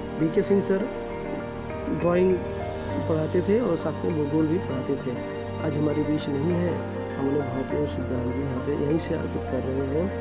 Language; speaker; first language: Hindi; native; Hindi